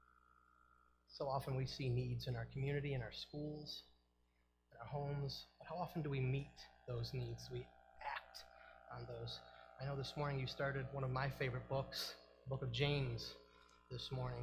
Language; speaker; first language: English; native; English